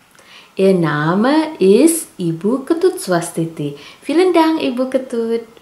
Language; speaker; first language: German; non-native, fluent; Indonesian